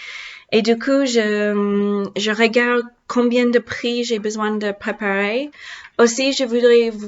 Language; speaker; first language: French; non-native, learner; English